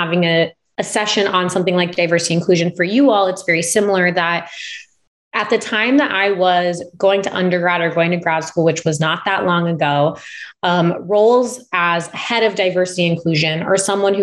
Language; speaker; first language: English; native; English